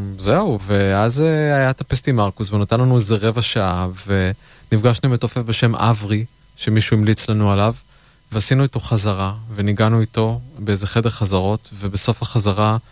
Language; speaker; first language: Hebrew; native; Hebrew